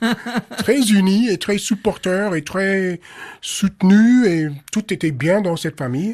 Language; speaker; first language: French; non-native, fluent; English